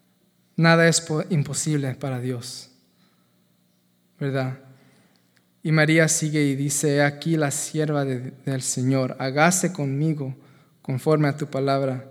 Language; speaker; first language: Spanish; native; Spanish